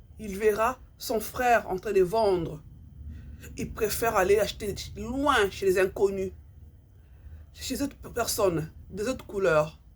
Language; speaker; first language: French; non-native, local second language; Lingala